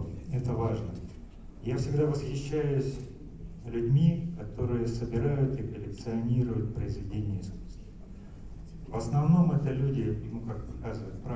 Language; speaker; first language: Russian; native; Russian